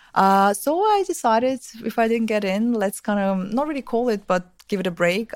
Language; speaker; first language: English; early bilingual, other home language; Russian